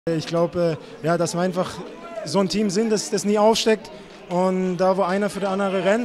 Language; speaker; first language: German; native; German